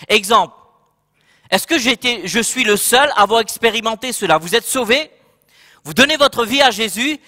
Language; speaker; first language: French; non-native, local second language; Morisyen